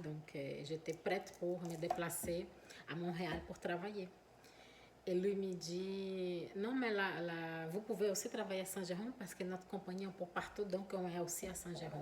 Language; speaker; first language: French; non-native, fluent; Portuguese